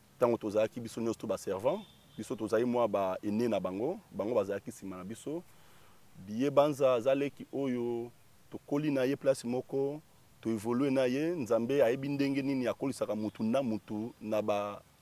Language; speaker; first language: Lingala; native; Lingala